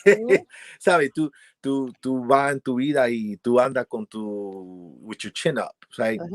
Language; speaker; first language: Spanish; early bilingual, heritage; English